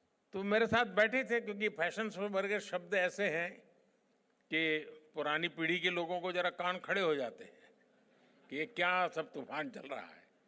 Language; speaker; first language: Hindi; non-native, local second language; Gujarati